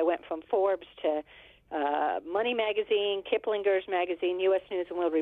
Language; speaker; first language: English; native; English